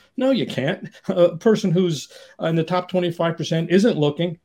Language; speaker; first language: English; native; English